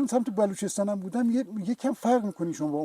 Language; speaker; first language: Persian; native; Persian